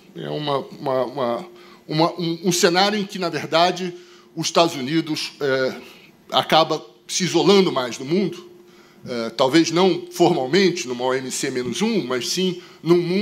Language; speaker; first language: Portuguese; native; Portuguese